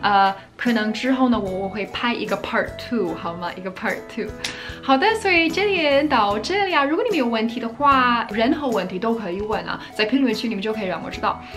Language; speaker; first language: Chinese; non-native, fluent; English